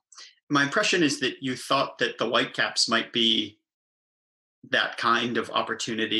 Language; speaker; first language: English; native; English